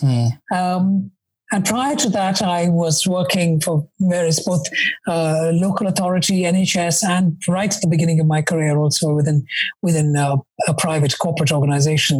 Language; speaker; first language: English; non-native, local second language; Malayalam